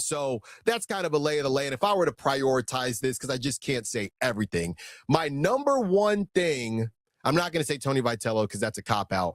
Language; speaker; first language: English; native; English